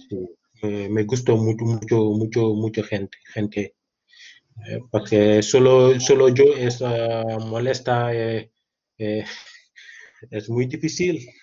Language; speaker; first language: Spanish; non-native, learner; Wolof